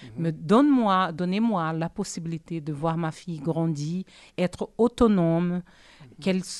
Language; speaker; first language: French; non-native, fluent; Portuguese